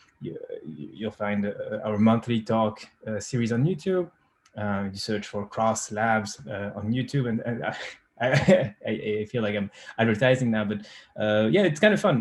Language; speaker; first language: English; non-native, fluent; French